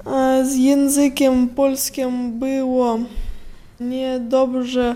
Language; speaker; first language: Polish; non-native, learner; Russian